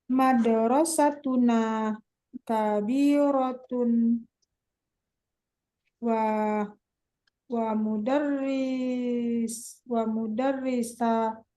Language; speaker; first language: Arabic; non-native, learner; Indonesian